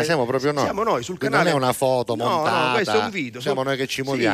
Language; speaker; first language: Italian; native; Italian